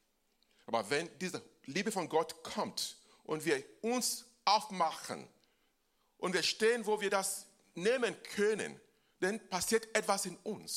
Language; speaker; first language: German; non-native, fluent; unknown